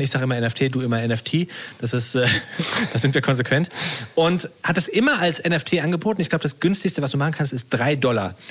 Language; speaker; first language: German; native; German